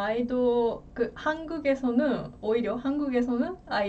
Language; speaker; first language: Korean; non-native, fluent; Japanese